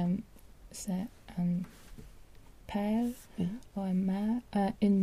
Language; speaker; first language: French; non-native, learner; Latvian